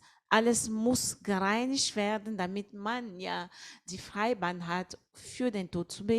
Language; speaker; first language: German; non-native, fluent; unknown